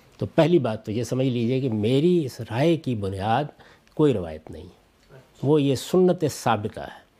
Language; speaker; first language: Urdu; non-native, local second language; Punjabi